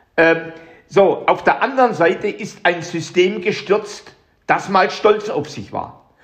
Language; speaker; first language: German; native; German